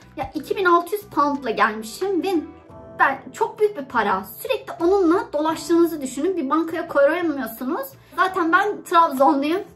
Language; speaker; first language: Turkish; native; Turkish